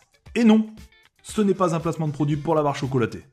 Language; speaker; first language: French; native; French